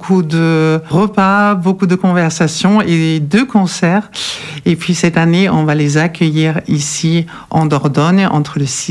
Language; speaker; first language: French; non-native, fluent; German